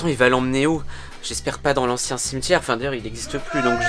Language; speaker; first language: French; native; French